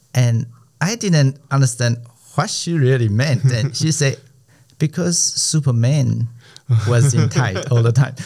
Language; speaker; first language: English; non-native, fluent; Chinese